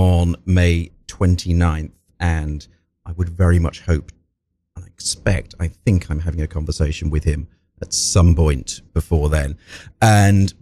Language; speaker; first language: English; native; English